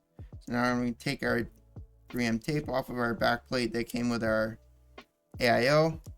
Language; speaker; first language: English; native; English